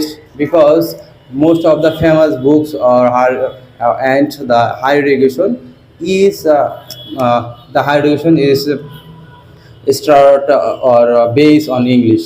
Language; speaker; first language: English; non-native, learner; Bangla